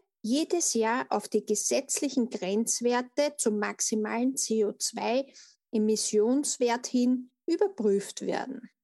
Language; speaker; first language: German; native; German